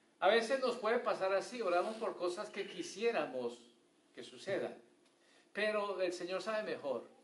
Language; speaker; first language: Spanish; native; Spanish